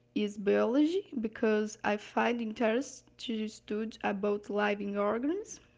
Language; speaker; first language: English; non-native, learner; Portuguese